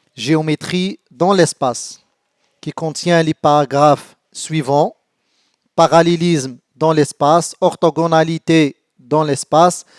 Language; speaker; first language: French; non-native, local second language; Arabic